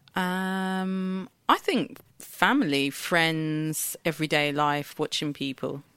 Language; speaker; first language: English; early bilingual, other home language; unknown